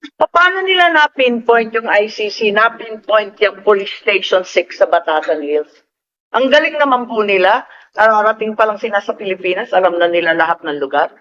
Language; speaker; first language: Filipino; native; Filipino